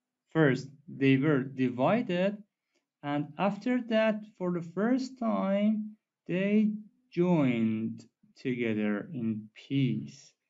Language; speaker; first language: English; non-native, fluent; Persian